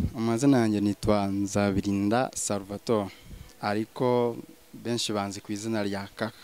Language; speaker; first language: Kinyarwanda; early bilingual, heritage; Swahili